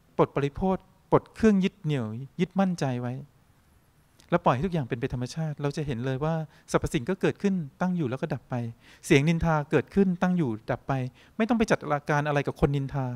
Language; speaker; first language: Thai; native; Thai